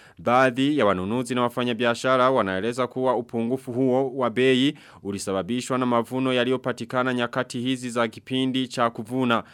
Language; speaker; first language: Swahili; non-native, local second language; Rundi